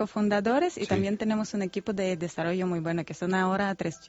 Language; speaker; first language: Spanish; non-native, fluent; Bulgarian